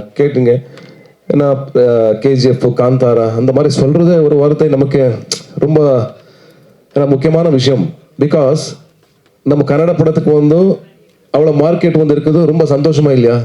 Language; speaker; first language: Tamil; non-native, learner; Kannada